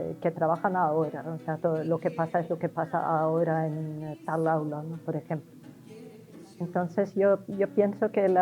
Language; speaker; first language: Spanish; non-native, fluent; Norwegian